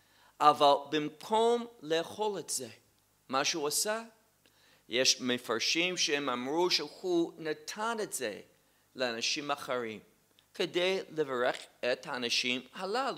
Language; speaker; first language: Hebrew; non-native, fluent; English